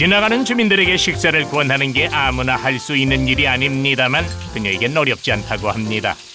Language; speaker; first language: Korean; native; Korean